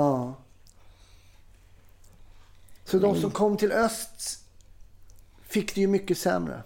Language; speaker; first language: Swedish; native; Swedish